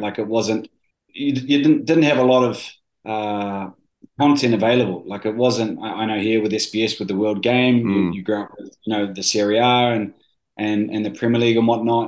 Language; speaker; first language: English; native; English